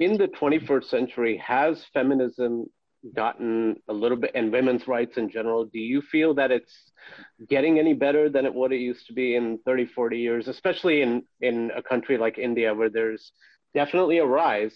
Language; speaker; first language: English; native; English